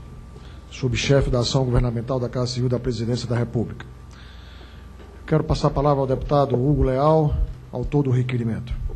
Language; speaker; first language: Portuguese; native; Portuguese